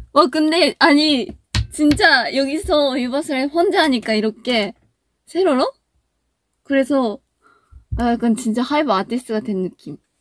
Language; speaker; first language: Korean; non-native, fluent; Japanese